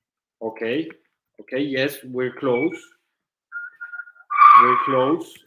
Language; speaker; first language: English; non-native, fluent; Spanish